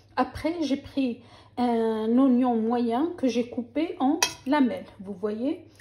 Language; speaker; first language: French; non-native, local second language; Arabic